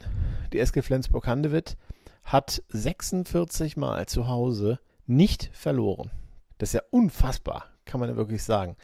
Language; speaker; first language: German; native; German